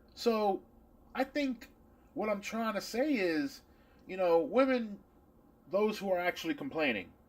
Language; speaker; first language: English; native; English